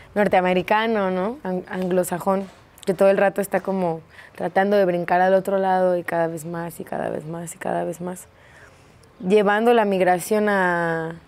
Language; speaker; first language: Spanish; native; Spanish